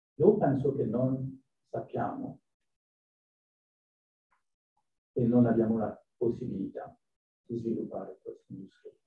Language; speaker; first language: Italian; non-native, learner; French